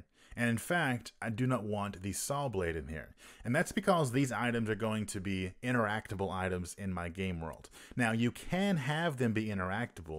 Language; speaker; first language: English; native; English